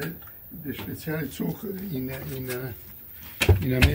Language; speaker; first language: German; non-native, learner; Italian